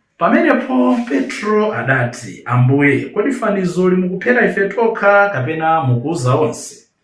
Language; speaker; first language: Nyanja; native; Nyanja